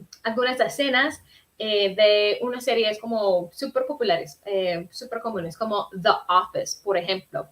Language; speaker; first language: Spanish; early bilingual, heritage; Spanish